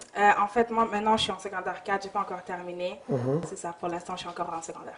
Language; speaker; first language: French; early bilingual, other home language; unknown